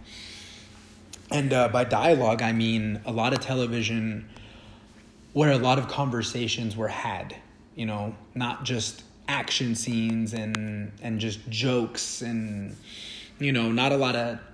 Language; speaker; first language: English; early bilingual, other home language; Spanish